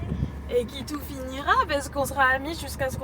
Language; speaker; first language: French; native; French